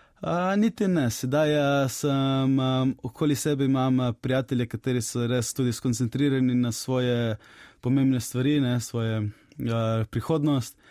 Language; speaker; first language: Slovenian; native; Slovenian